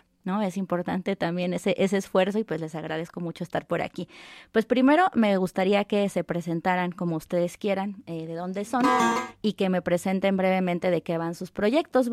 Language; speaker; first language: Spanish; native; Spanish